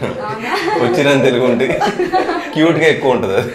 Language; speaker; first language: Telugu; native; Telugu